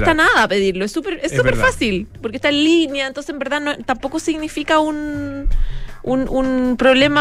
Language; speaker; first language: Spanish; native; Spanish